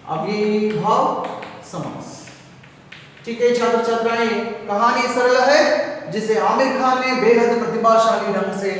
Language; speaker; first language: Hindi; non-native, local second language; Telugu